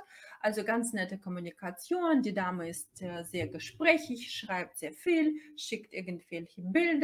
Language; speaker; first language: German; non-native, fluent; Russian